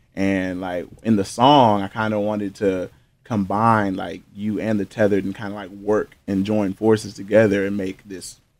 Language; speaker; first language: English; native; English